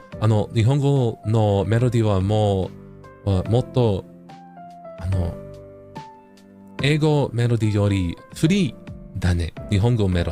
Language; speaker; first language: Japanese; non-native, learner; English